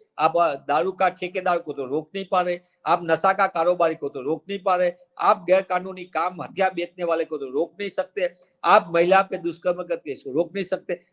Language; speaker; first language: Hindi; non-native, local second language; Gujarati